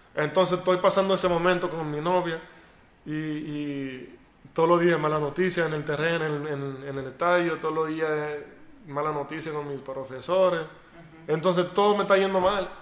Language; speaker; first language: Spanish; early bilingual, heritage; Spanish